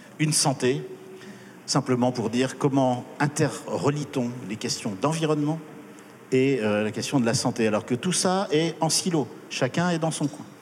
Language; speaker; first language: French; native; French